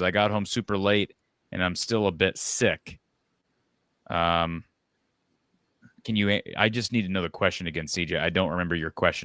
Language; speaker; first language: English; native; English